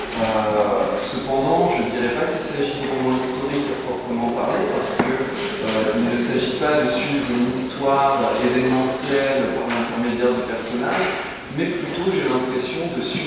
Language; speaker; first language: French; native; French